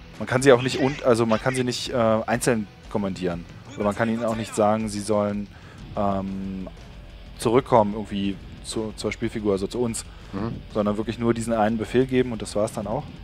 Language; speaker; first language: German; native; German